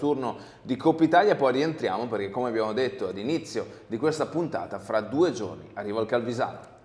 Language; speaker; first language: Italian; native; Italian